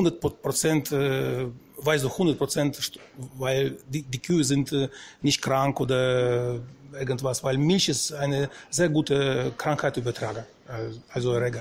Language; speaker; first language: German; non-native, fluent; Russian